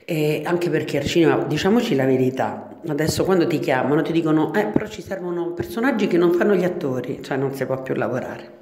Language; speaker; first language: Italian; native; Italian